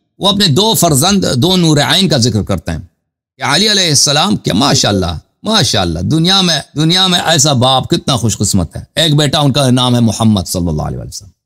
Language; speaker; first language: Urdu; non-native, fluent; Persian